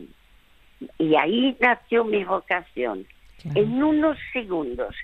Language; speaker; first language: Spanish; early bilingual, other home language; French